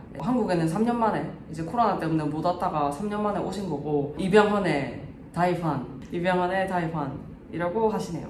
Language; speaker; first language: Korean; native; Korean